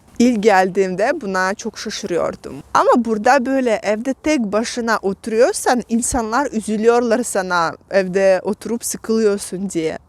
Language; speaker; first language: Turkish; non-native, fluent; Russian